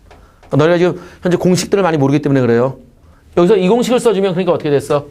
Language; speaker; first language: Korean; native; Korean